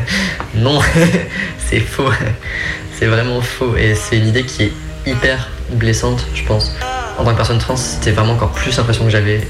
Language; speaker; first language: French; native; French